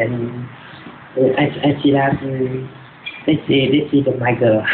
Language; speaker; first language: English; non-native, learner; Vietnamese